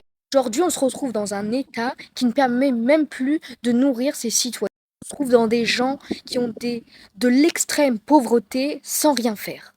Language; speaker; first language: French; native; French